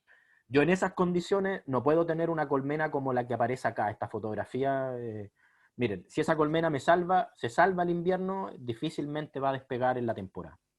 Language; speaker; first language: Spanish; native; Spanish